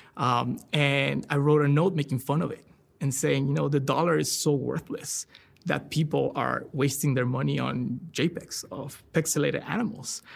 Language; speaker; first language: English; non-native, fluent; Spanish